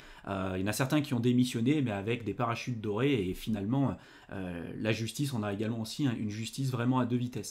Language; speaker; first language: French; native; French